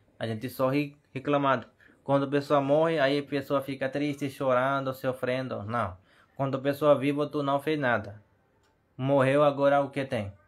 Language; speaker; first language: Portuguese; non-native, learner; Hindi